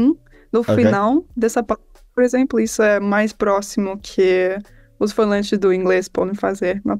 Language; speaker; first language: Portuguese; non-native, fluent; English